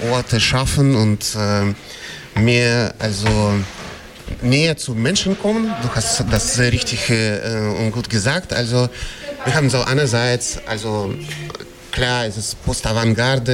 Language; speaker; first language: German; non-native, fluent; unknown